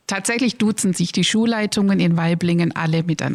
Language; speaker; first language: German; native; German